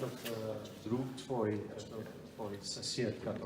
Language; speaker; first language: Russian; non-native, fluent; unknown